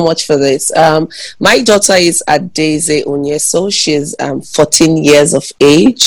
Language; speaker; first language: English; non-native, local second language; Igbo